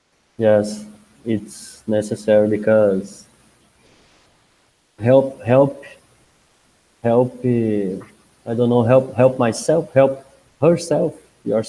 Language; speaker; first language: English; non-native, learner; Portuguese